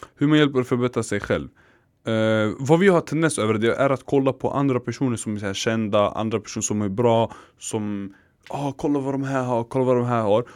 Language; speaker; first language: Swedish; early bilingual, other home language; Arabic